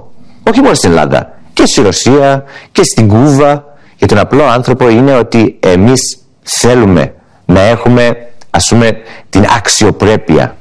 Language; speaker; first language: Greek; early bilingual, heritage; English